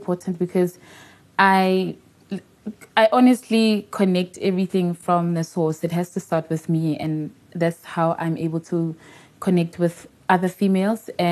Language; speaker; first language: English; non-native, local second language; Tswana